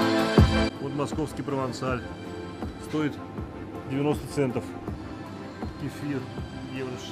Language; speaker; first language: Russian; native; Russian